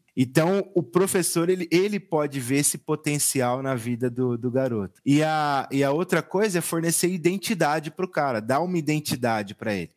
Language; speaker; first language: Portuguese; native; Portuguese